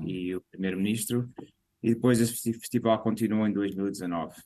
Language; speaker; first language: Portuguese; native; Portuguese